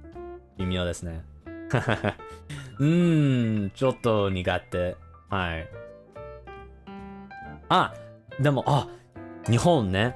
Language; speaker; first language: Japanese; non-native, learner; English